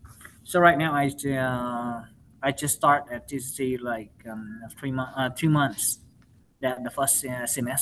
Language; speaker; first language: English; non-native, learner; Vietnamese